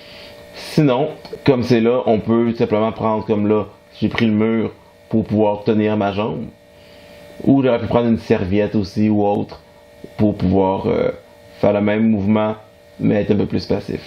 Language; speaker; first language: French; native; French